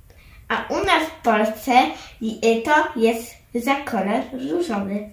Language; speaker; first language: Ukrainian; non-native, learner; Polish